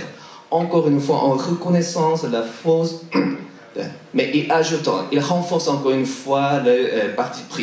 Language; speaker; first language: French; non-native, fluent; Korean